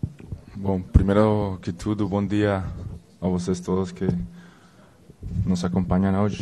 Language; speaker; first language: Portuguese; non-native, fluent; Spanish